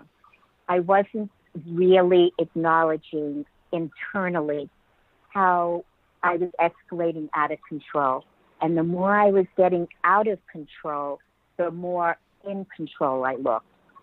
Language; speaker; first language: English; native; English